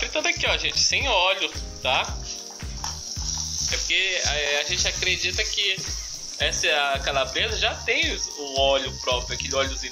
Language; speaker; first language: Portuguese; native; Portuguese